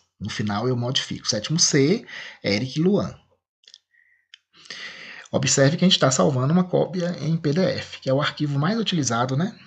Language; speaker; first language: Portuguese; native; Portuguese